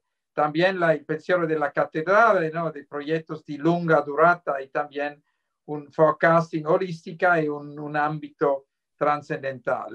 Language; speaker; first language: Spanish; non-native, fluent; Swiss German